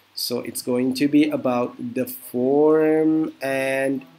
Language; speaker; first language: English; non-native, fluent; Indonesian